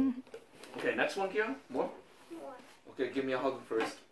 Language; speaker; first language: English; native; English